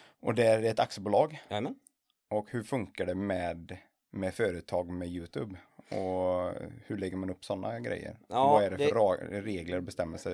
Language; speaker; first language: Swedish; native; Swedish